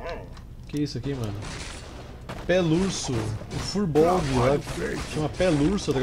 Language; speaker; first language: Portuguese; native; Portuguese